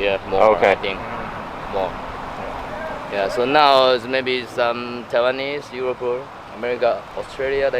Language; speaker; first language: English; non-native, learner; Chinese